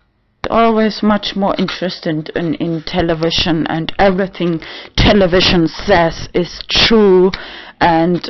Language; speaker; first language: English; non-native, learner; German